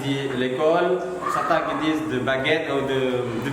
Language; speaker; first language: French; non-native, fluent; Indonesian